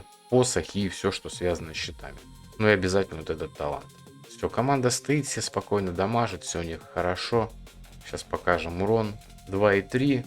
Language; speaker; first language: Russian; native; Russian